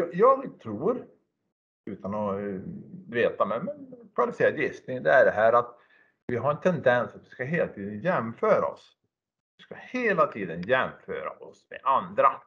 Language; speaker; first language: Swedish; native; Swedish